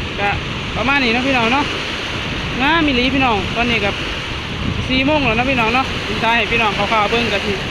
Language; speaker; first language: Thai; non-native, local second language; Lao